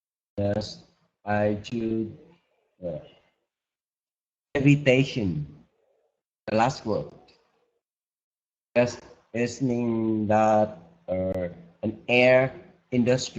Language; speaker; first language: English; non-native, learner; Vietnamese